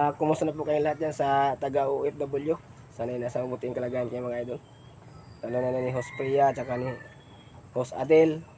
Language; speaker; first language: Filipino; non-native, local second language; Cebuano